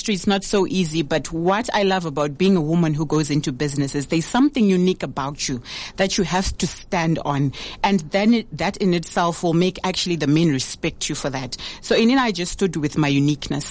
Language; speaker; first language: English; non-native, local second language; Shona